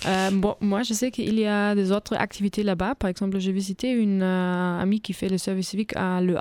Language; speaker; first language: French; non-native, fluent; German